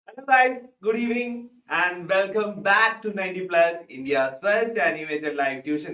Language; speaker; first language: English; non-native, local second language; Malayalam